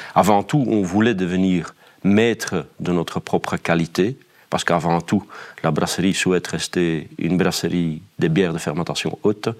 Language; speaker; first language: French; non-native, fluent; Dutch